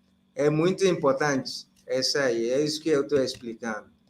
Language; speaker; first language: Portuguese; non-native, fluent; Igbo